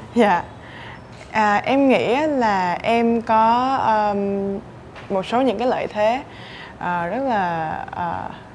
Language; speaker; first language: Vietnamese; native; Vietnamese